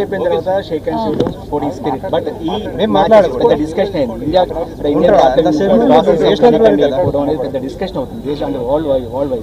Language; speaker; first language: Telugu; native; Telugu